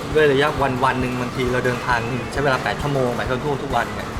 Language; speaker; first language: Thai; native; Thai